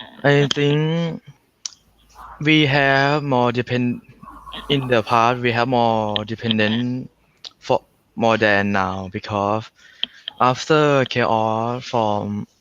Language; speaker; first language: English; non-native, learner; Thai